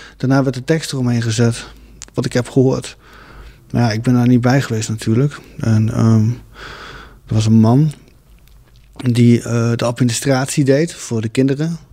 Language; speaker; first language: Dutch; early bilingual, other home language; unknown